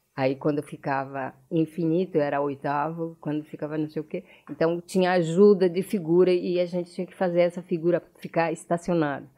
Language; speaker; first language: Portuguese; non-native, fluent; Japanese